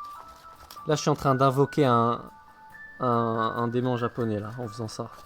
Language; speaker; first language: French; native; French